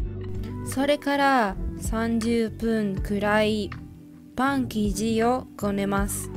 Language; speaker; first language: Japanese; non-native, learner; Spanish